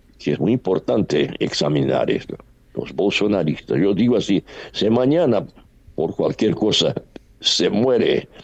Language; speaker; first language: Spanish; non-native, fluent; Portuguese